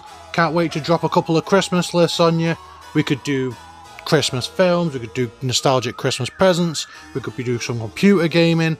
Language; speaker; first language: English; native; English